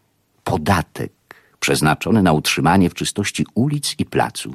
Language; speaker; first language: Polish; native; Polish